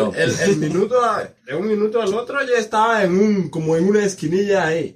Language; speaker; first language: Spanish; non-native, fluent; Swahili